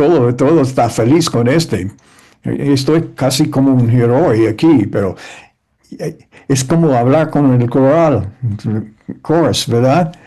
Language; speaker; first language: Spanish; early bilingual, heritage; English